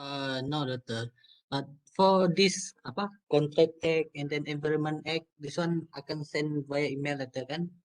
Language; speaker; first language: English; non-native, local second language; Malay